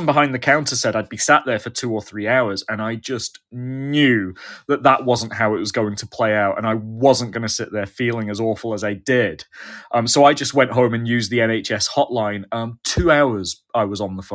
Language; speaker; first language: English; native; English